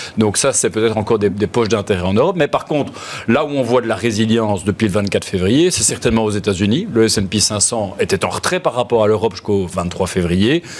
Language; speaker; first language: French; native; French